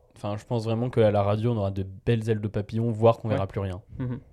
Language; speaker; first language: French; native; French